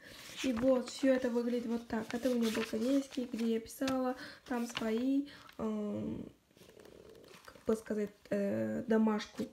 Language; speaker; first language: Russian; non-native, local second language; Kazakh